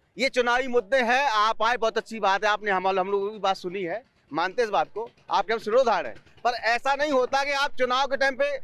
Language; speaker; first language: Hindi; native; Hindi